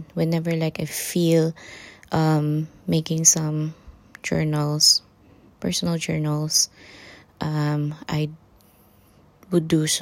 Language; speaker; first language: English; non-native, local second language; Cebuano